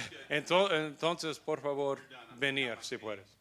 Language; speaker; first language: Spanish; non-native, learner; English